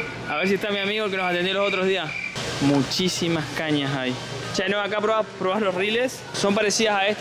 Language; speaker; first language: Spanish; native; Spanish